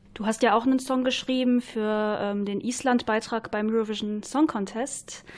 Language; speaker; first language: German; native; German